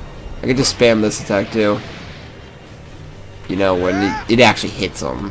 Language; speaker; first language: English; native; English